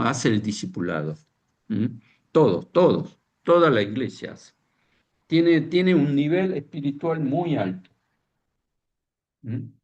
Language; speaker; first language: Spanish; non-native, fluent; Korean